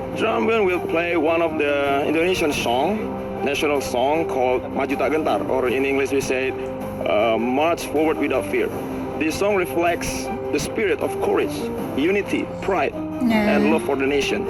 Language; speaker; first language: English; non-native, fluent; Indonesian